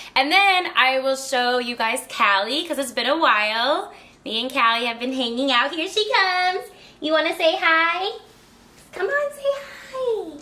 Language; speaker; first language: English; native; English